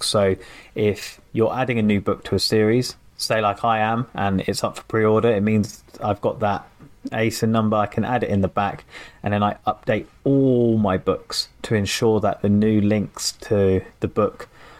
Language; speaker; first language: English; native; English